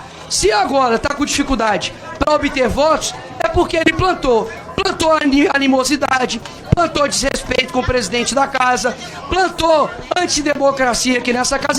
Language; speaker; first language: Portuguese; native; Portuguese